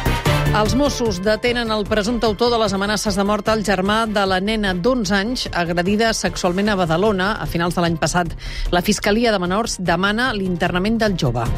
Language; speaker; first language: Catalan; native; Catalan